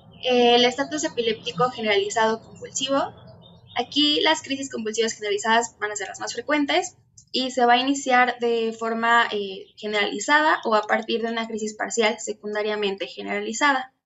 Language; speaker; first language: Spanish; native; Spanish